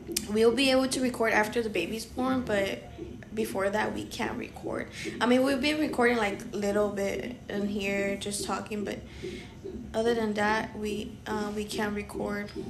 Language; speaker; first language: English; early bilingual, other home language; Spanish